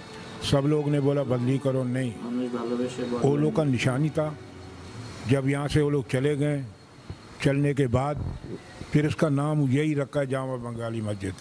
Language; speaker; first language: Hindi; non-native, local second language; Bangla